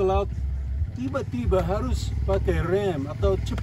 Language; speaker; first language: Indonesian; non-native, learner; English